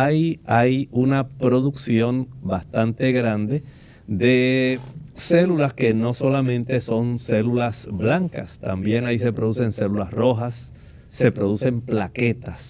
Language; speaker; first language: Spanish; native; Spanish